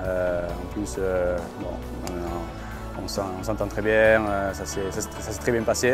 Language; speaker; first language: French; non-native, fluent; Spanish